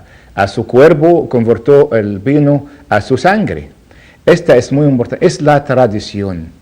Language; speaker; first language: Spanish; non-native, learner; Arabic